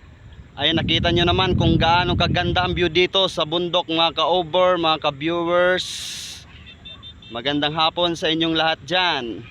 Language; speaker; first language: Filipino; native; Filipino